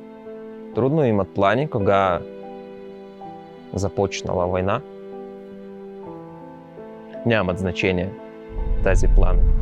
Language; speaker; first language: Bulgarian; non-native, learner; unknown